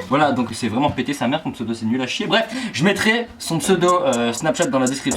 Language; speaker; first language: French; native; French